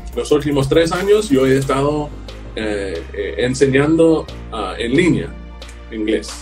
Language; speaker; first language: Spanish; non-native, fluent; English